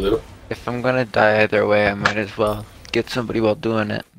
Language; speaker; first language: English; native; English